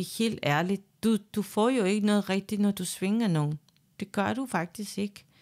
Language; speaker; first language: Danish; non-native, fluent; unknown